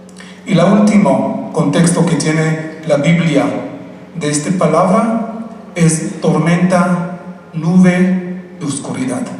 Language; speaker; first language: Spanish; non-native, fluent; Hebrew